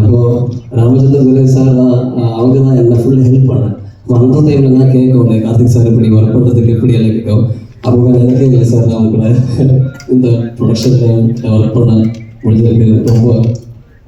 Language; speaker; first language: Tamil; non-native, learner; Malayalam